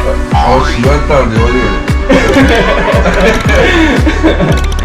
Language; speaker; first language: Chinese; non-native, local second language; Min Nan Chinese